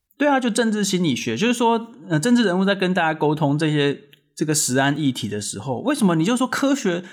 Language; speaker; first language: Chinese; native; Chinese